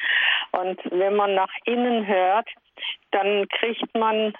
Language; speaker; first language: German; native; German